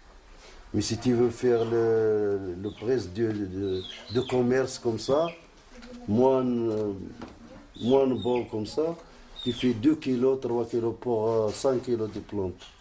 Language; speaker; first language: French; non-native, learner; Arabic